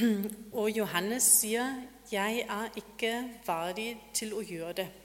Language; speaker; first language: Norwegian; non-native, fluent; German